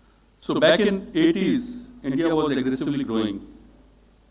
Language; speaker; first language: English; non-native, local second language; Hindi